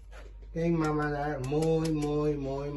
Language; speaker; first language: Dutch; non-native, local second language; Caribbean Hindustani